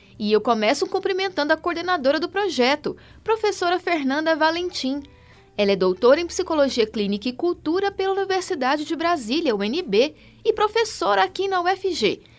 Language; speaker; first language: Portuguese; native; Portuguese